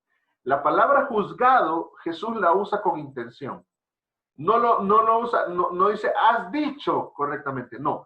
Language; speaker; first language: Spanish; native; Spanish